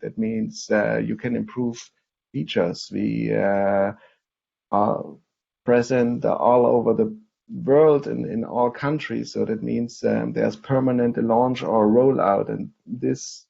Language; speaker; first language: English; non-native, fluent; German